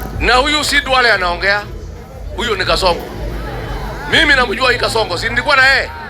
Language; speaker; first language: Swahili; non-native, local second language; Kikuyu